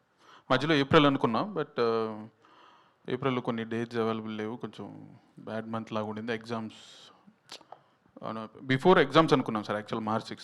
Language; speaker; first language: Telugu; native; Telugu